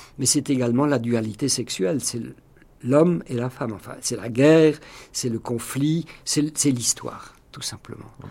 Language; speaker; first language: French; non-native, local second language; Swiss German